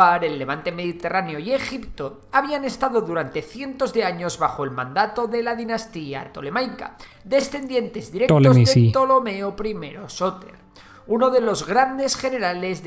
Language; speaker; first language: Spanish; native; Spanish